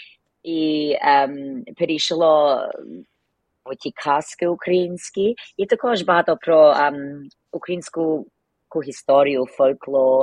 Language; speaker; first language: Ukrainian; early bilingual, heritage; Ukrainian